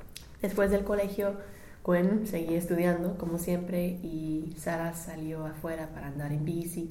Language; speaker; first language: Spanish; non-native, fluent; English